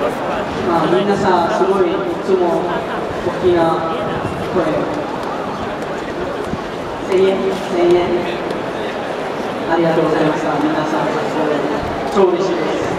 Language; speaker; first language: Japanese; non-native, learner; Italian